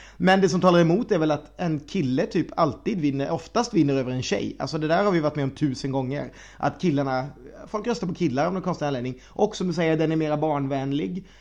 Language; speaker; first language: Swedish; native; Swedish